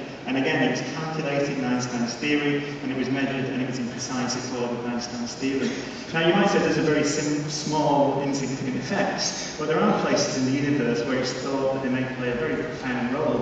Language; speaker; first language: English; native; English